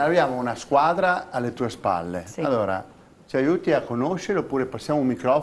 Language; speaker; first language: Italian; native; Italian